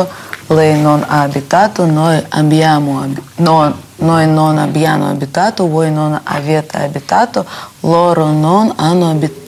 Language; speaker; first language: Italian; non-native, learner; Russian